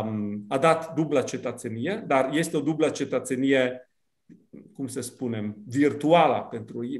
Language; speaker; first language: Romanian; non-native, fluent; Italian